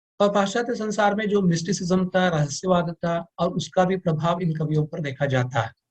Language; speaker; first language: Hindi; non-native, local second language; Kannada